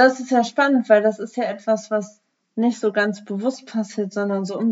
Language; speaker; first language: German; native; German